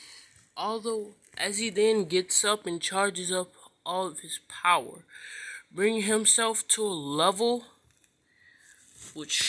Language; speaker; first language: English; native; English